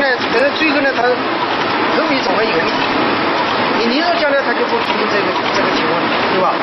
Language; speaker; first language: Chinese; native; Chinese